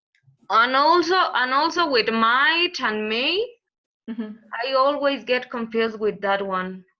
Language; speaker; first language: English; non-native, learner; Spanish